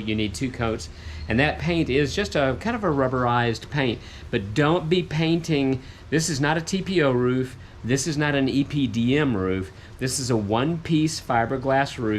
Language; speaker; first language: English; native; English